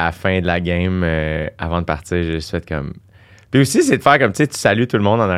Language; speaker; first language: French; native; French